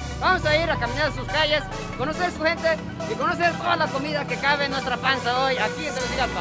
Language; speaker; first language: Spanish; non-native, fluent; Japanese